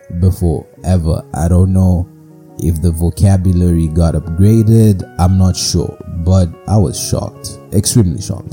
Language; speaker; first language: English; non-native, local second language; Shona